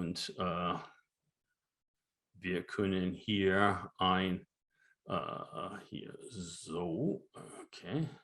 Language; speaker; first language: German; non-native, learner; English